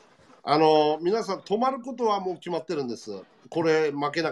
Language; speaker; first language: Japanese; native; Japanese